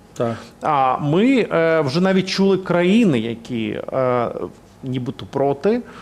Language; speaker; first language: Ukrainian; native; Ukrainian